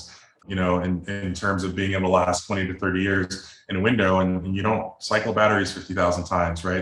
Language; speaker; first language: English; native; English